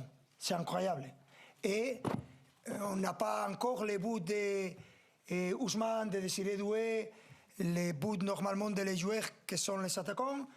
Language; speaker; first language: French; non-native, fluent; Spanish